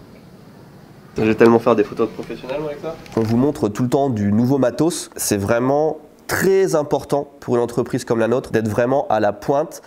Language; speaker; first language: French; native; French